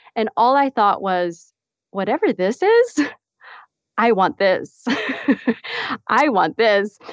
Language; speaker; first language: English; non-native, fluent; Dutch